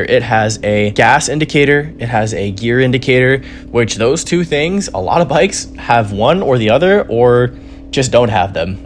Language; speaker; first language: English; native; English